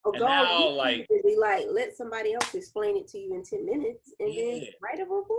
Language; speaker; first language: English; native; English